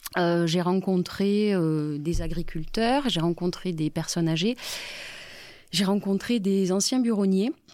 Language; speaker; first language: French; native; French